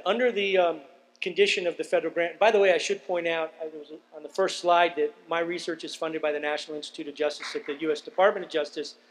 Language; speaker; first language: English; native; English